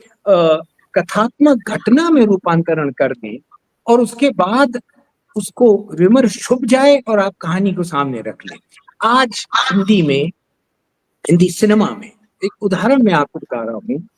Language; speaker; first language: Hindi; native; Hindi